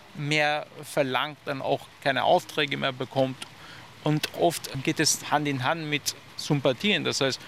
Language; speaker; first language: German; non-native, fluent; Persian